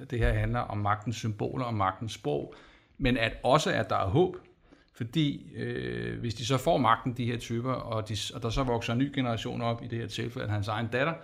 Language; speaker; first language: Danish; native; Danish